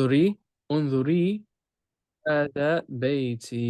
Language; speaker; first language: Arabic; non-native, learner; Urdu